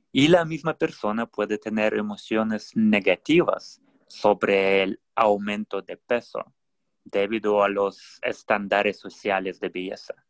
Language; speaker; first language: Spanish; non-native, fluent; Russian